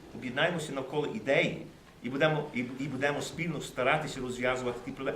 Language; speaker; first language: Ukrainian; early bilingual, heritage; Ukrainian